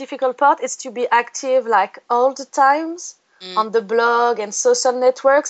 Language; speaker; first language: English; non-native, fluent; French